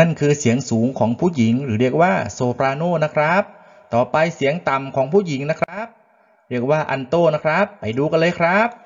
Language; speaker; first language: Thai; native; Thai